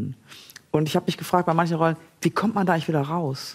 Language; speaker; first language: German; native; German